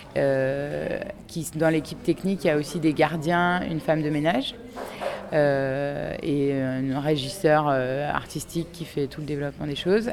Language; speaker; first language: French; native; French